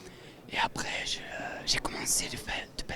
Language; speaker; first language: French; non-native, local second language; Dutch